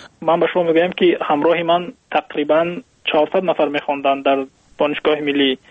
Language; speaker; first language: Persian; native; Persian